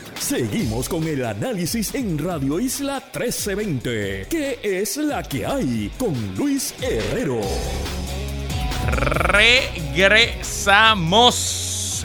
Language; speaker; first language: Spanish; native; Spanish